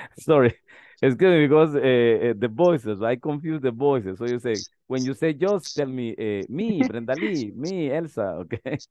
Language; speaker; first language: English; non-native, fluent; Spanish